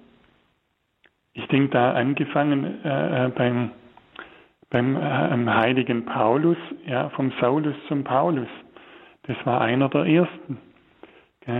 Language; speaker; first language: German; native; German